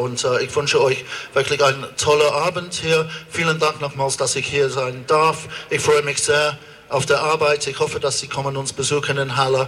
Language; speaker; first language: German; non-native, fluent; English